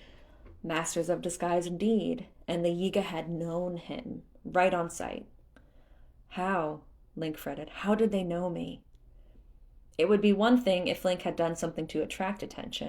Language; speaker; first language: English; native; English